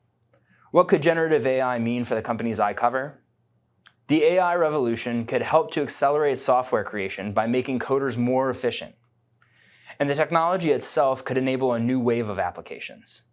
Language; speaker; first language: English; native; English